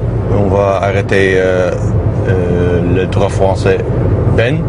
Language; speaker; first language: French; non-native, learner; Dutch